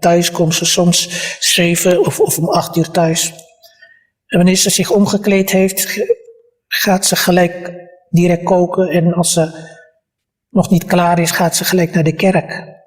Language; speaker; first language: Dutch; early bilingual, other home language; Malay